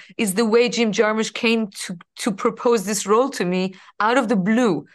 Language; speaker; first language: English; non-native, fluent; Persian